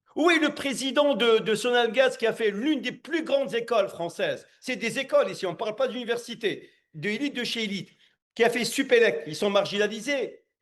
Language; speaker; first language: French; non-native, local second language; Arabic